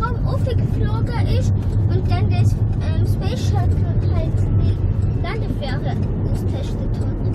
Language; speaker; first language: German; native; German